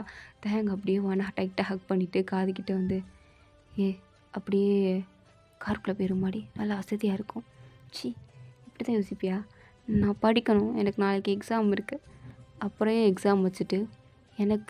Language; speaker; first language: Tamil; native; Tamil